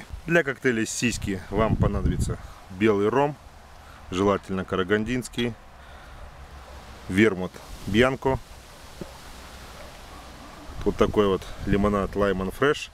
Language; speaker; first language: Russian; native; Russian